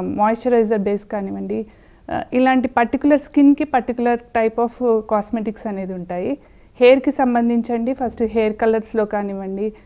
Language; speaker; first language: Telugu; native; Telugu